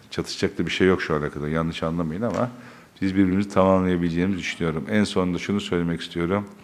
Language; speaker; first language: Turkish; native; Turkish